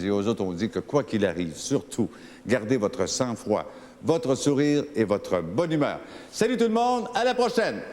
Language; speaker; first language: French; native; French